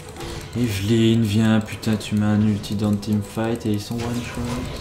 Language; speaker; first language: French; native; French